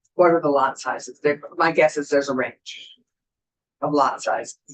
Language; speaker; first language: English; native; English